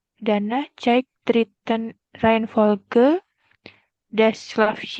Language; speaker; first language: German; non-native, learner; Indonesian